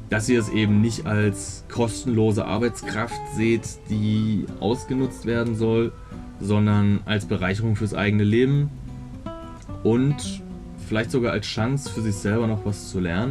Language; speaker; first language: German; native; German